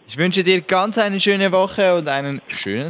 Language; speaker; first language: German; native; German